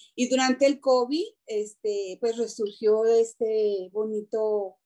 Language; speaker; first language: Spanish; native; Spanish